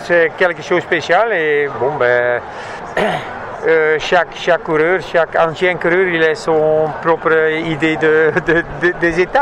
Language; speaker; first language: French; non-native, fluent; Dutch